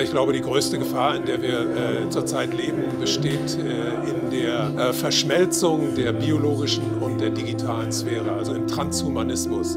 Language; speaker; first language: German; native; German